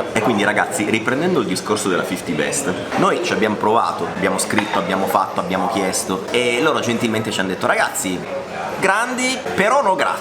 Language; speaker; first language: Italian; native; Italian